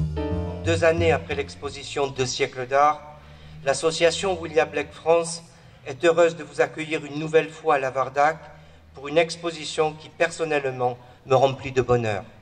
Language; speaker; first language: French; native; French